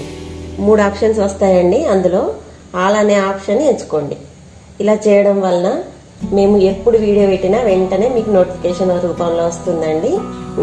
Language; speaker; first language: Telugu; native; Telugu